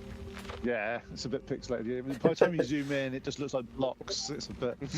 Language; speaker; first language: English; native; English